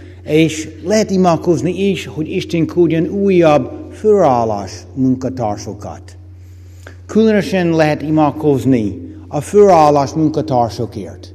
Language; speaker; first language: Hungarian; non-native, fluent; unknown